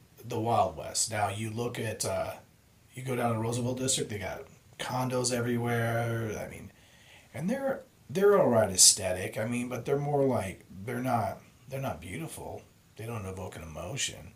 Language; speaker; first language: English; native; English